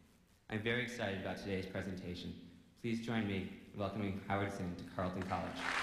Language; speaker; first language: English; native; English